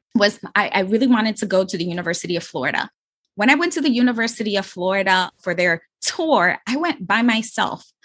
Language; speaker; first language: English; native; English